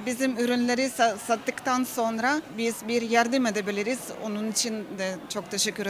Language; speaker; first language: Turkish; non-native, learner; Ukrainian